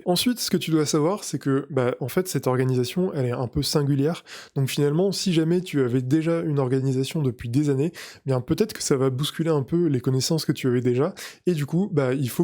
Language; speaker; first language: French; native; French